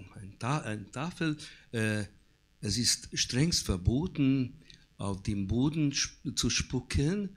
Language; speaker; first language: German; non-native, fluent; Hungarian